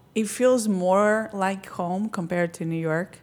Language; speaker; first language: English; non-native, fluent; Greek